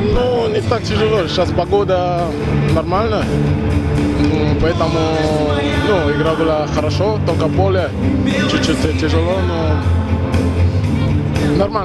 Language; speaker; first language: Russian; non-native, learner; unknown